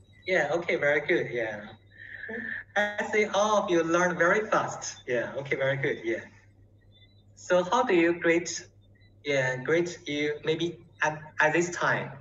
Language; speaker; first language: English; non-native, learner; Chinese